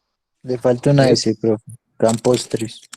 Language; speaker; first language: Spanish; native; Spanish